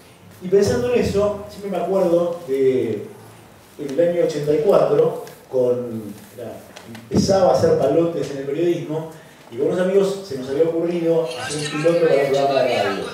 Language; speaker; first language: Spanish; native; Spanish